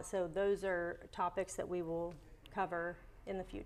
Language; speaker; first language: English; native; English